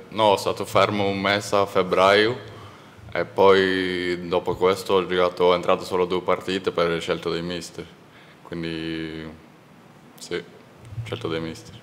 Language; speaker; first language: Italian; non-native, learner; Norwegian